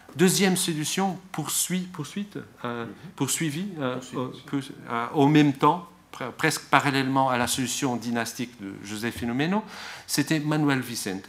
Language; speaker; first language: French; non-native, fluent; Portuguese